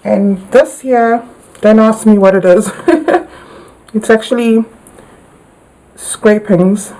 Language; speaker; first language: English; native; English